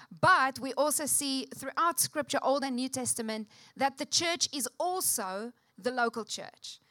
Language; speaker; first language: English; non-native, local second language; Afrikaans